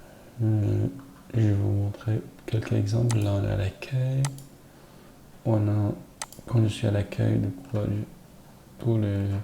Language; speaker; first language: French; non-native, learner; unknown